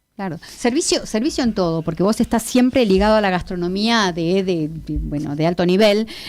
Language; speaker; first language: Spanish; native; Spanish